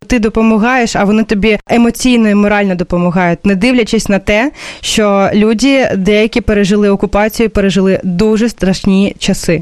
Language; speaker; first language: Ukrainian; non-native, fluent; Russian